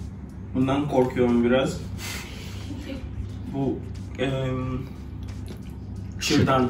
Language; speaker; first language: Turkish; non-native, fluent; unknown